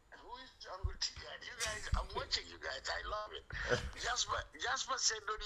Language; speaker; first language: English; non-native, local second language; Wolof